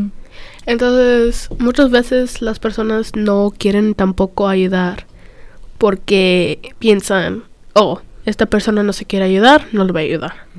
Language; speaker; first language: Spanish; early bilingual, other home language; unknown